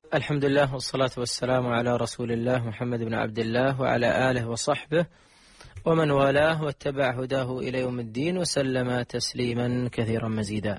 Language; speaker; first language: Arabic; native; Arabic